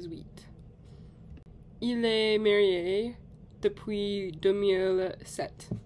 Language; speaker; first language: French; non-native, learner; English